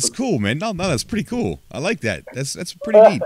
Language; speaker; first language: English; native; English